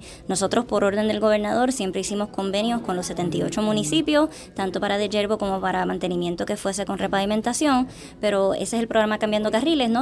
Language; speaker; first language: Spanish; native; Spanish